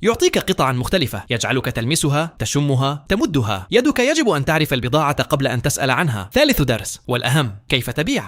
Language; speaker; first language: Arabic; native; Arabic